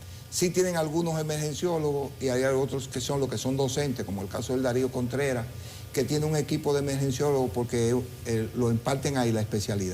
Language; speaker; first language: Spanish; native; Spanish